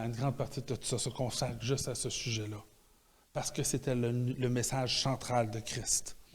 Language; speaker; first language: French; native; French